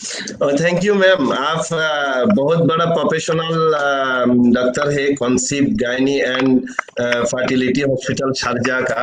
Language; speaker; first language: Hindi; non-native, learner; Bangla